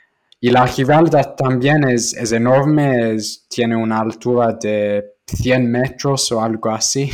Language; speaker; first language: Spanish; non-native, fluent; English